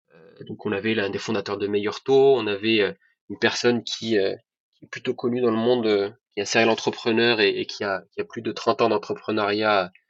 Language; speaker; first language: French; non-native, local second language; Arabic